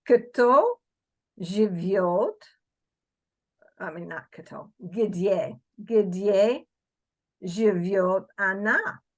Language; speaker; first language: Russian; non-native, fluent; English